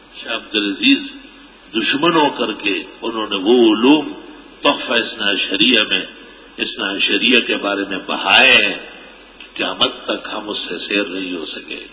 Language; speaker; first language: Urdu; non-native, local second language; Pashto